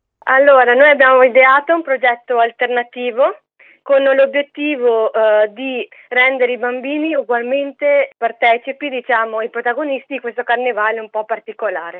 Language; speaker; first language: Italian; native; Italian